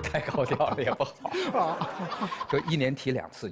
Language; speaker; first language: Chinese; native; Chinese